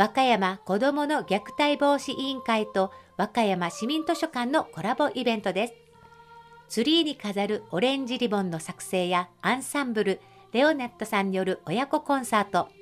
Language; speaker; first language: Japanese; native; Japanese